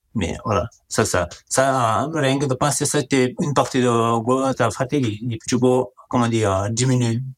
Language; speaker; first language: French; non-native, learner; Nepali